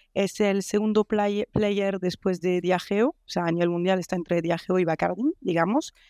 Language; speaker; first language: Spanish; non-native, fluent; French